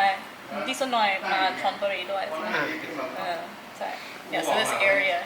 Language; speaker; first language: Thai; non-native, learner; English